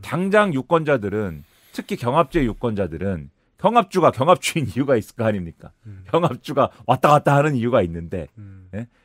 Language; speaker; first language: Korean; native; Korean